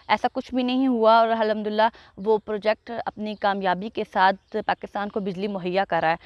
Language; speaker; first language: Urdu; non-native, local second language; Punjabi